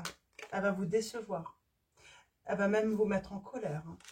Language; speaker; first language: French; native; French